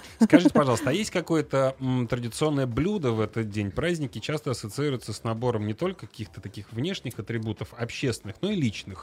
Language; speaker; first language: Russian; native; Russian